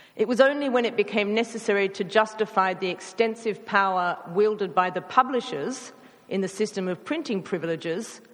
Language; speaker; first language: English; native; English